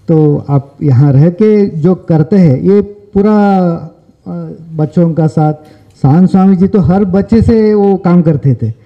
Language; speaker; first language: Hindi; non-native, local second language; Kannada